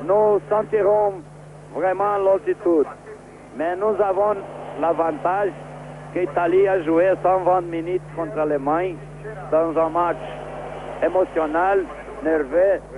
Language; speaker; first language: French; non-native, fluent; Portuguese